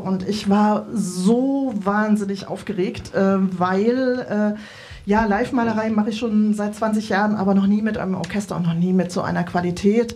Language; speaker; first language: German; native; German